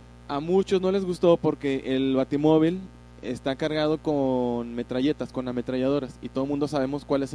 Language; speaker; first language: Spanish; native; Spanish